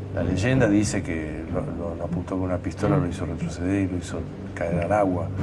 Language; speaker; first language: Spanish; native; Spanish